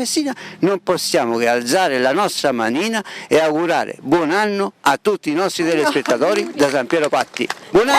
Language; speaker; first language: Italian; native; Italian